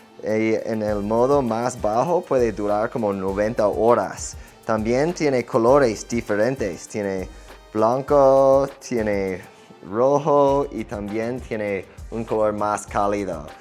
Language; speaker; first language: Spanish; non-native, fluent; English